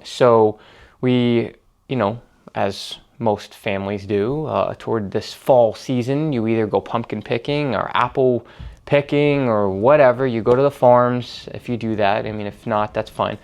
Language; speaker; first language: English; native; English